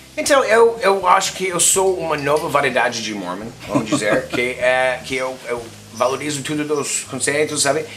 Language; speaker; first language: Portuguese; non-native, fluent; English